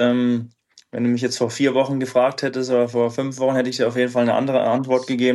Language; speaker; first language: German; native; German